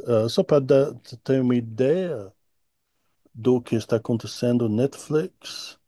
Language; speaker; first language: Portuguese; non-native, fluent; English